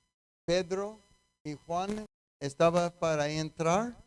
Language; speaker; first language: Spanish; non-native, fluent; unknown